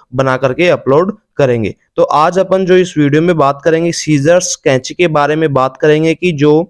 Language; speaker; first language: Hindi; native; Hindi